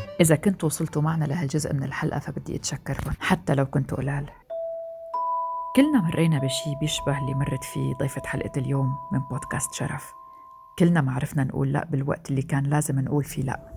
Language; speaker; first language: Arabic; native; Arabic